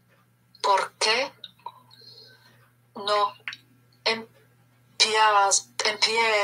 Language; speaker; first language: Spanish; non-native, learner; English